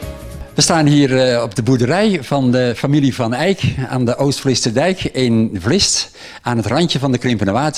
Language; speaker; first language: Dutch; native; Dutch